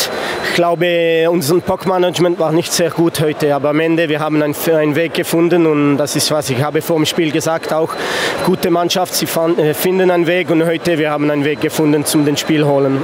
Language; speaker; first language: German; non-native, fluent; French